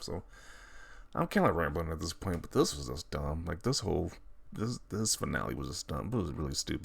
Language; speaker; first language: English; native; English